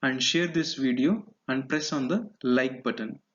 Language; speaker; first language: English; non-native, local second language; Kannada